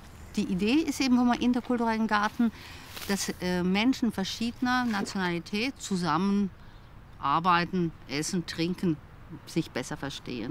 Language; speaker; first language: German; native; German